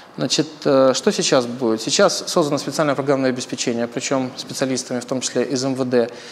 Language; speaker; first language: Russian; native; Russian